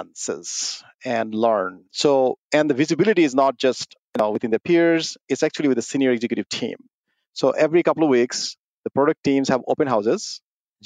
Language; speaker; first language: English; non-native, local second language; Bangla